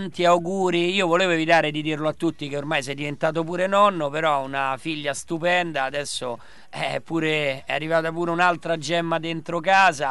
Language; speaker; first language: Italian; native; Italian